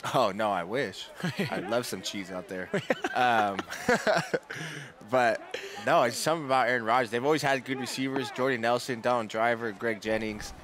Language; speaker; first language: English; native; English